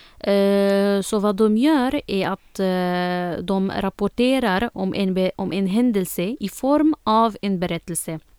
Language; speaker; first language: Swedish; non-native, fluent; Arabic